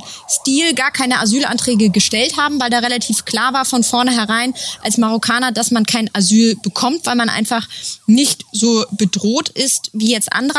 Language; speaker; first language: German; native; German